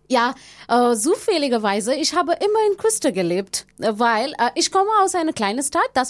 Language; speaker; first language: German; non-native, learner; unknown